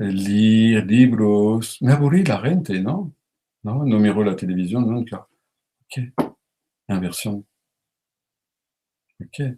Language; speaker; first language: Spanish; non-native, learner; French